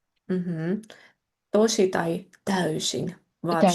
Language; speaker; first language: Finnish; non-native, fluent; Russian